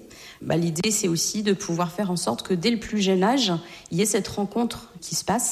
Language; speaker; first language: French; native; French